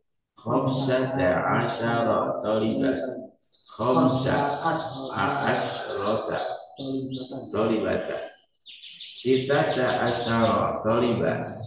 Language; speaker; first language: Arabic; non-native, learner; Indonesian